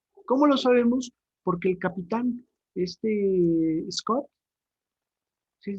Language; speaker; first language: Spanish; native; Spanish